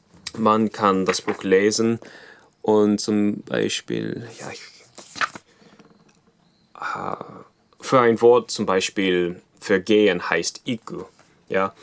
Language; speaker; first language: German; non-native, fluent; English